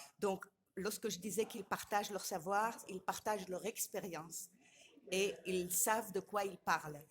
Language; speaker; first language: French; non-native, local second language; Arabic